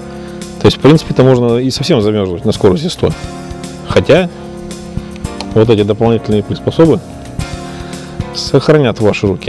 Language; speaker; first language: Russian; native; Russian